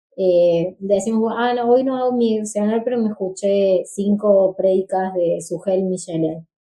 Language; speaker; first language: Spanish; native; Spanish